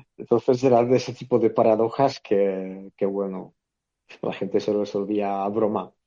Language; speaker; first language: Spanish; non-native, fluent; Polish